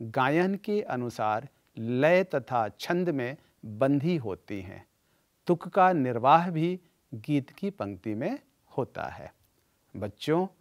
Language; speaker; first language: Hindi; native; Hindi